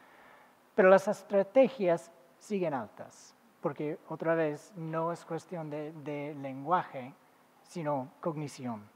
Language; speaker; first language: Spanish; non-native, fluent; English